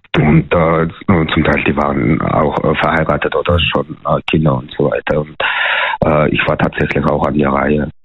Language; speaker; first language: German; non-native, fluent; Mongolian